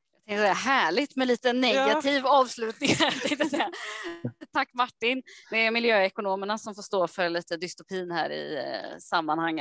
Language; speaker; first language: Swedish; native; Swedish